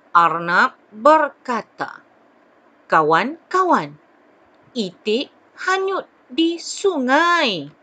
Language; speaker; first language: Malay; non-native, local second language; Chinese